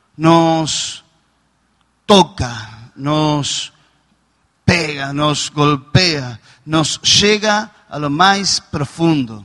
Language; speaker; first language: Portuguese; non-native, learner; Spanish